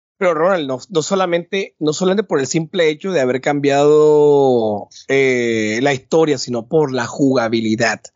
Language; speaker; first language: Spanish; native; Spanish